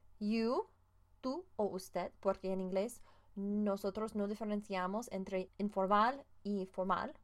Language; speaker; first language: Spanish; non-native, fluent; English